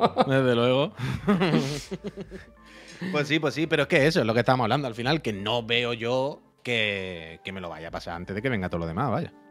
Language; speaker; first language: Spanish; native; Spanish